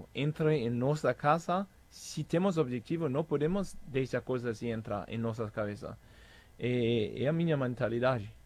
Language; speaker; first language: Portuguese; non-native, fluent; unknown